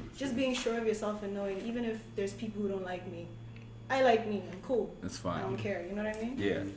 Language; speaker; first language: English; non-native, local second language; Tswana